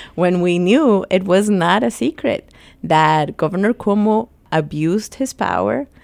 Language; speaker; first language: English; early bilingual, other home language; Spanish